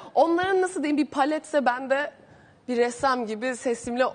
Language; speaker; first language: Turkish; native; Turkish